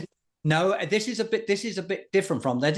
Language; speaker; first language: English; native; English